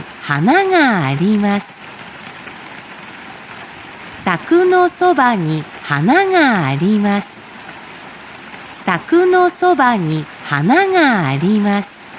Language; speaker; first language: Japanese; non-native, learner; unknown